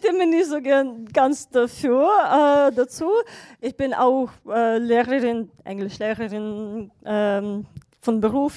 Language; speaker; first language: German; non-native, fluent; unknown